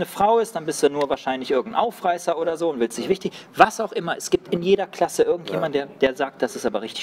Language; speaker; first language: German; native; German